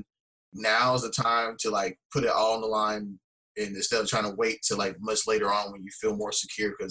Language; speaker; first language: English; native; English